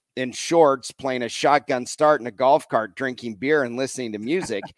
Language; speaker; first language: English; native; English